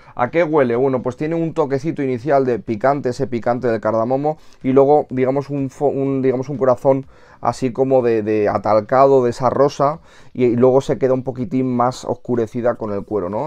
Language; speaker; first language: Spanish; native; Spanish